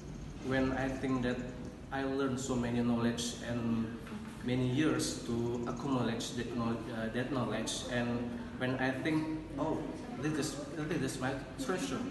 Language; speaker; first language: English; non-native, learner; Indonesian